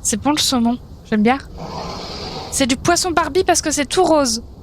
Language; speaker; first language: French; native; French